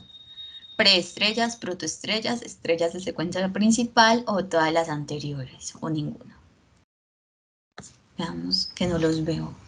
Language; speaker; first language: Spanish; native; Spanish